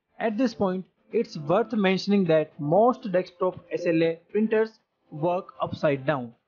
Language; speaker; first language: English; non-native, local second language; Hindi